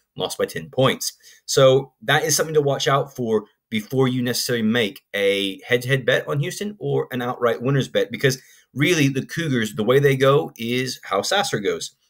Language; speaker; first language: English; native; English